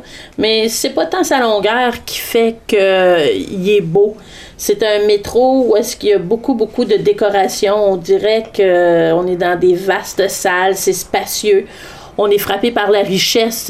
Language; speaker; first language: French; native; French